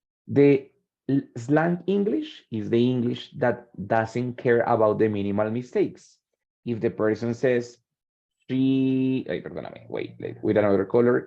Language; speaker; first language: English; non-native, fluent; Spanish